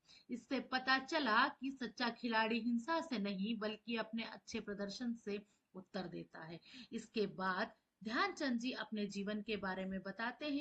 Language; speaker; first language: Hindi; native; Hindi